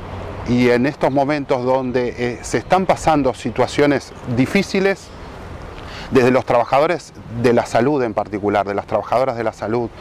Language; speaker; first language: Spanish; native; Spanish